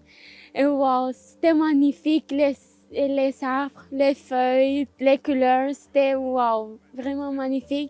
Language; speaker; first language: French; non-native, fluent; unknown